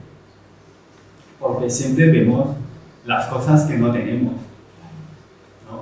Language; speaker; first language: Spanish; non-native, fluent; Chinese